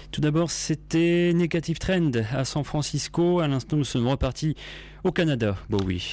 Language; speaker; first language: French; non-native, local second language; Dutch